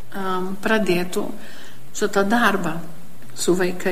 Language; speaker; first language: Lithuanian; early bilingual, heritage; Lithuanian